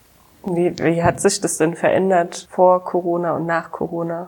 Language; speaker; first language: German; native; German